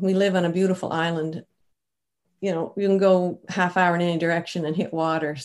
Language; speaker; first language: English; native; English